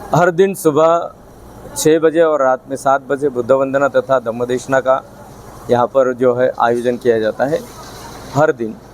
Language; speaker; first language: Hindi; non-native, local second language; Marathi